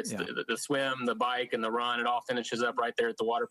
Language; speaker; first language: English; native; English